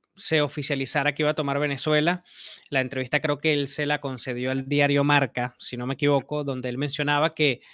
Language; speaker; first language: Spanish; native; Spanish